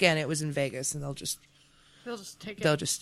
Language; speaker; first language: English; native; English